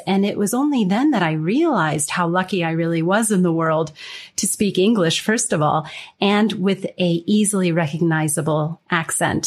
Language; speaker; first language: English; native; English